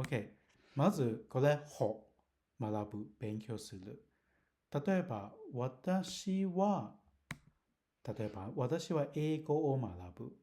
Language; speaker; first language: Japanese; non-native, learner; Cantonese